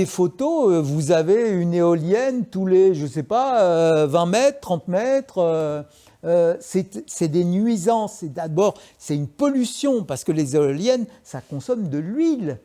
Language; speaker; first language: French; native; French